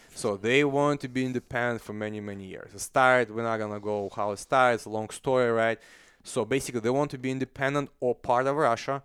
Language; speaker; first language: English; non-native, fluent; Russian